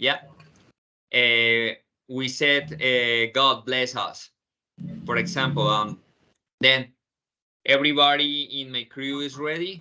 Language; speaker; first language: English; non-native, fluent; Spanish